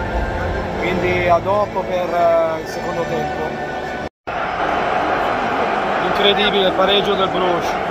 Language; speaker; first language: Italian; native; Italian